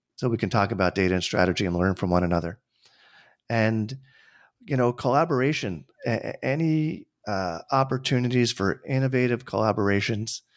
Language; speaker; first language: English; native; English